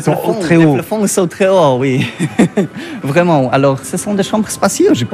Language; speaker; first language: French; non-native, learner; Polish